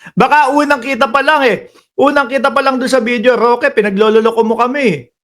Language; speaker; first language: Filipino; native; Filipino